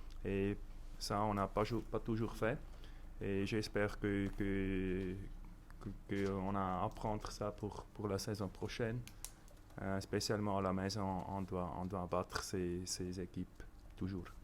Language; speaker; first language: French; non-native, local second language; German